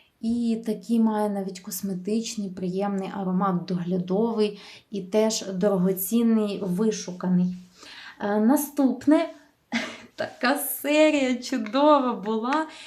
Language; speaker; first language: Ukrainian; native; Ukrainian